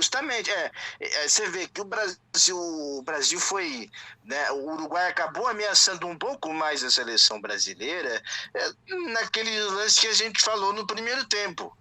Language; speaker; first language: Portuguese; native; Portuguese